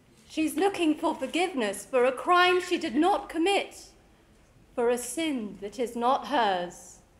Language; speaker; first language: English; non-native, local second language; Spanish